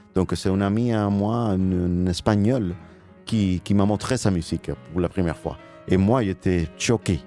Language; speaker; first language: French; non-native, learner; Spanish